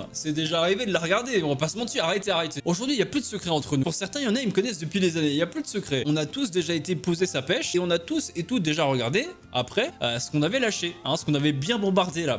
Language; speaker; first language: French; native; French